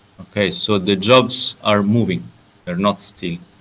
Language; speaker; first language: English; non-native, fluent; Italian